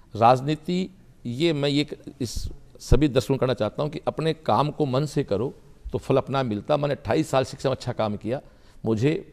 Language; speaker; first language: Hindi; native; Hindi